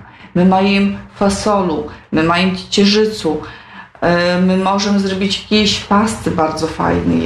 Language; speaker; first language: Polish; non-native, local second language; Belarusian